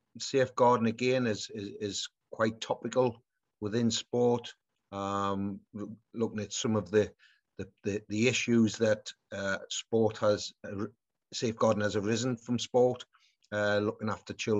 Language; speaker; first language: English; native; English